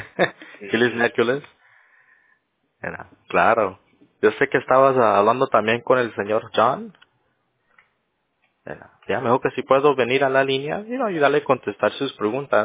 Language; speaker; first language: Spanish; early bilingual, heritage; English